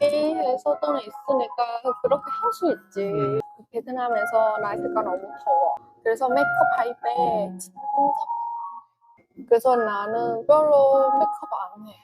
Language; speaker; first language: Korean; non-native, learner; Vietnamese